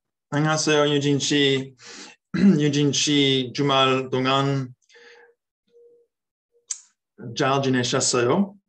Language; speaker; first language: Korean; non-native, learner; English